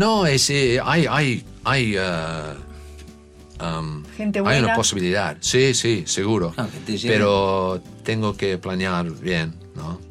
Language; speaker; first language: Spanish; non-native, learner; English